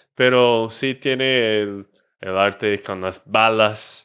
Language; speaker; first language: Spanish; non-native, fluent; English